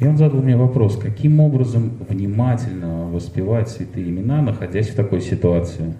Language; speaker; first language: Russian; native; Russian